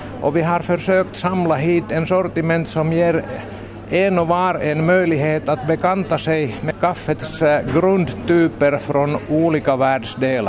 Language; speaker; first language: Swedish; non-native, local second language; Finnish